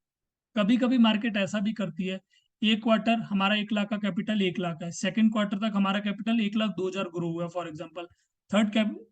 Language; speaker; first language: Hindi; native; Hindi